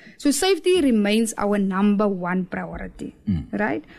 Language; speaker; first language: English; non-native, local second language; Afrikaans